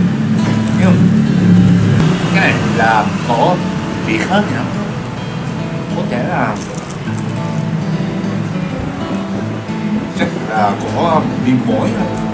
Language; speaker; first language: Vietnamese; non-native, learner; Japanese